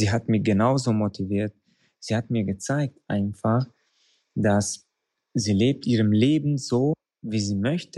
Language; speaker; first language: German; non-native, fluent; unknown